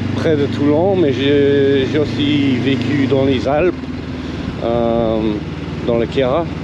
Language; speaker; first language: French; non-native, fluent; English